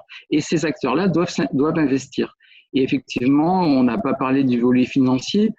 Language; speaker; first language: French; native; French